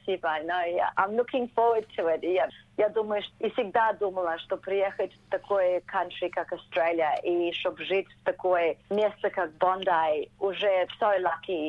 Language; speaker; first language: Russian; early bilingual, heritage; Russian